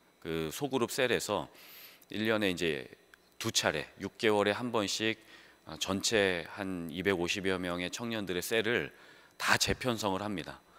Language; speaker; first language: Korean; native; Korean